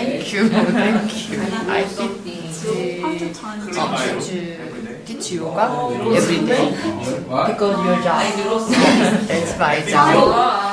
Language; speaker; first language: English; non-native, learner; Korean